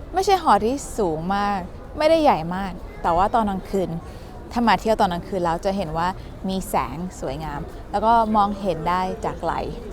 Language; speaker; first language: Thai; native; Thai